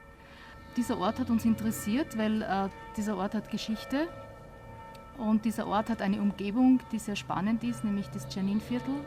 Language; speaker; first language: German; native; German